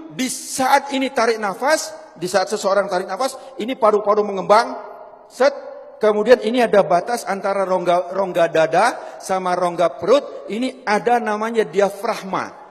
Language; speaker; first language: Indonesian; native; Indonesian